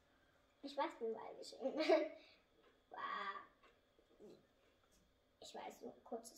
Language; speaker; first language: German; early bilingual, other home language; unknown